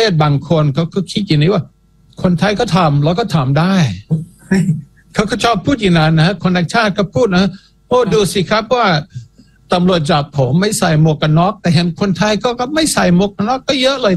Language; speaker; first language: Thai; non-native, fluent; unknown